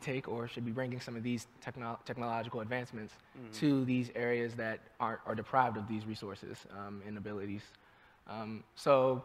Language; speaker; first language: English; native; English